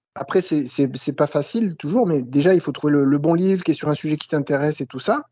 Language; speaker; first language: French; native; French